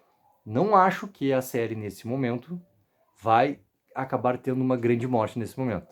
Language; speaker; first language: Portuguese; native; Portuguese